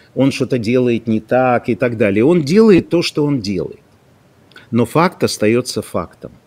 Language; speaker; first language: Russian; non-native, local second language; Ukrainian